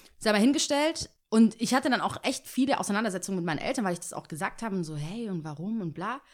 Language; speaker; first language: German; early bilingual, other home language; Tigrinya